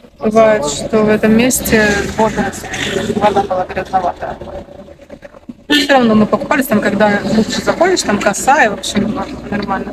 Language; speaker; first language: Russian; native; Russian